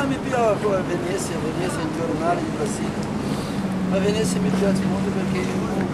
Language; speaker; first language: Italian; non-native, learner; Portuguese